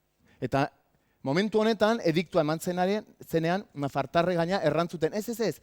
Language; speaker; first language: Basque; native; Basque